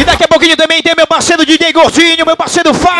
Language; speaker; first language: Portuguese; native; Portuguese